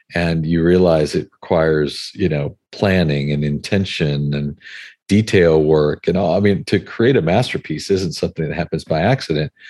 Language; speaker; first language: English; native; English